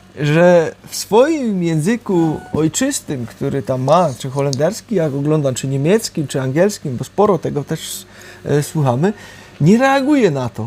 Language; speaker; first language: Polish; early bilingual, heritage; Polish